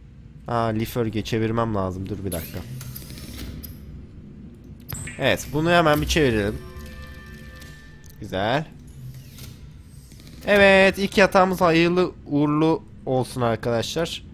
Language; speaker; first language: Turkish; native; Turkish